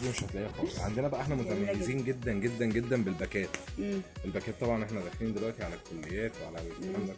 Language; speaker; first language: Arabic; native; Arabic